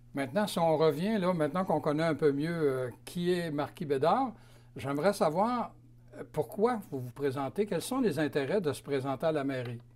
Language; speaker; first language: French; native; French